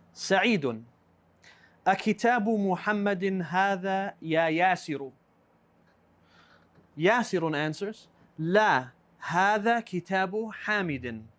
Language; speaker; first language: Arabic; non-native, fluent; English